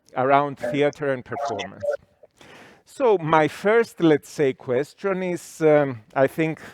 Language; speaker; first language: English; non-native, fluent; Greek